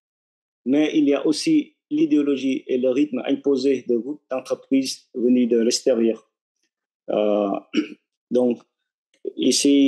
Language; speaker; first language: French; non-native, fluent; Vietnamese